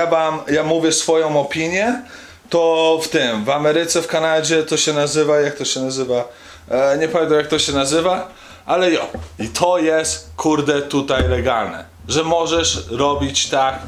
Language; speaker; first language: Polish; early bilingual, heritage; Polish